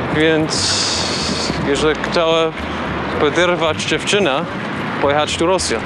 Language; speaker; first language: Polish; non-native, learner; English